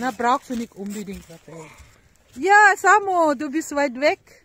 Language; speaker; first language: German; non-native, learner; Filipino